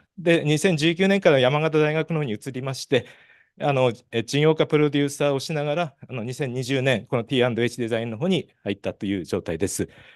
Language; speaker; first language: Japanese; native; Japanese